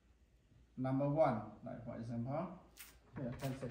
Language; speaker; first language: English; non-native, learner; Khmer